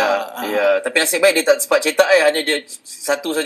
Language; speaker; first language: Malay; native; Malay